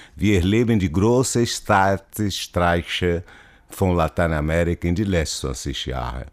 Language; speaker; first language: German; non-native, learner; Portuguese